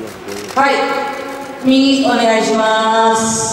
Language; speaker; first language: Japanese; non-native, learner; Chinese